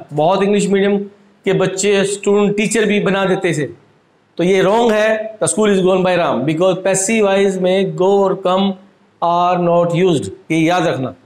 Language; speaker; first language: Hindi; native; Hindi